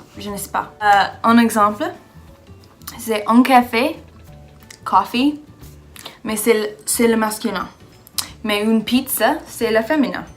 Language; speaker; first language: French; non-native, learner; English